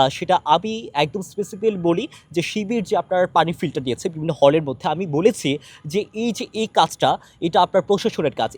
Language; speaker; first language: Bangla; non-native, local second language; Chakma